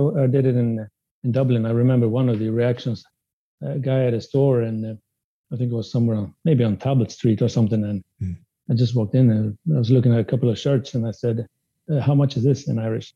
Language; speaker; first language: English; non-native, fluent; Spanish